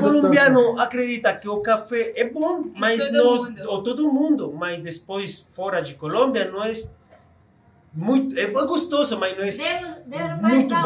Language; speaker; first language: Portuguese; non-native, fluent; Spanish